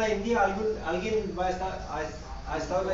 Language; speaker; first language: Spanish; non-native, fluent; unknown